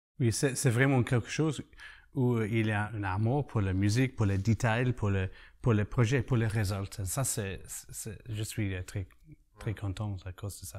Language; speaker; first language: French; non-native, learner; English